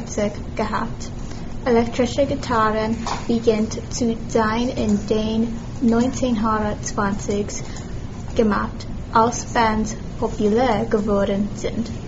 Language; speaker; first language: German; non-native, learner; English